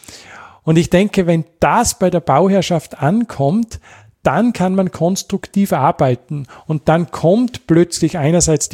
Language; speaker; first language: German; native; German